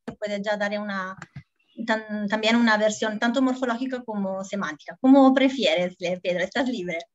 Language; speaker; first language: Spanish; non-native, fluent; Italian